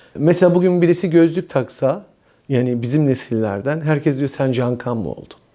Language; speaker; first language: Turkish; early bilingual, heritage; Turkish